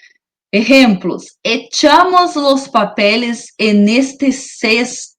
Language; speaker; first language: Spanish; non-native, fluent; Portuguese